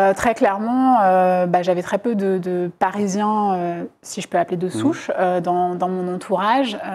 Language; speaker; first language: French; native; French